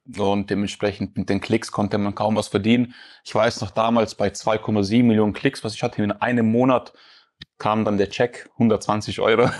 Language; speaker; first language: German; early bilingual, other home language; Croatian